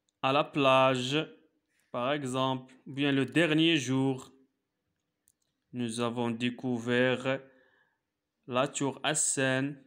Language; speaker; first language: French; non-native, local second language; Arabic